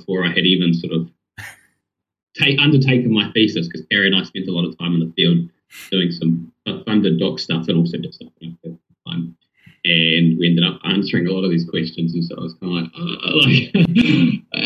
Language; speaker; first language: English; native; English